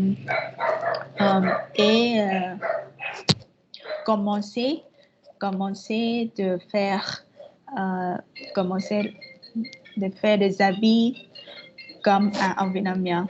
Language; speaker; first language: French; non-native, fluent; Vietnamese